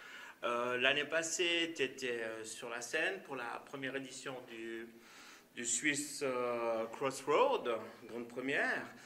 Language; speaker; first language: French; native; French